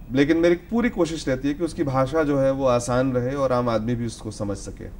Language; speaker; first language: Hindi; native; Hindi